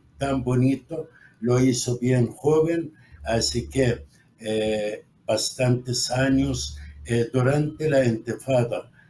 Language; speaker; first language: Spanish; non-native, fluent; Arabic